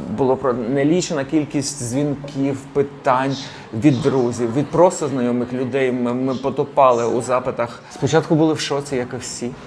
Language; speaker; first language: Ukrainian; native; Ukrainian